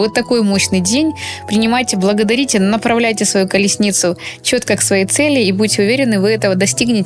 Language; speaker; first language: Russian; native; Russian